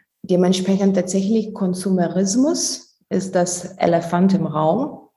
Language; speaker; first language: German; non-native, fluent; Lithuanian